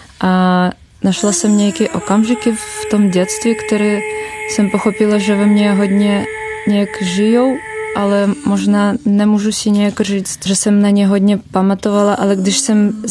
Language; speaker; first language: Czech; non-native, fluent; Russian